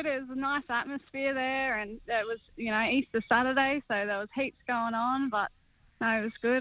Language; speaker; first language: English; native; English